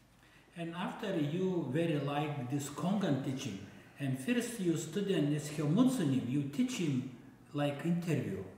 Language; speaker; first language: English; non-native, learner; Korean